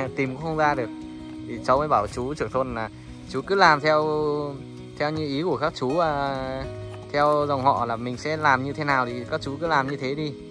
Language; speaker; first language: Vietnamese; non-native, local second language; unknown